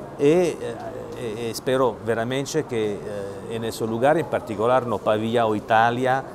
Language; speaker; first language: Portuguese; non-native, fluent; Italian